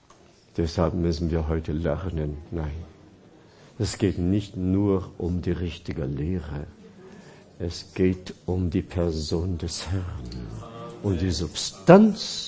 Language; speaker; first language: German; non-native, fluent; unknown